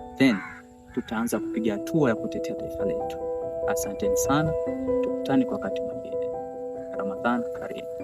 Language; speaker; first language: Swahili; native; Swahili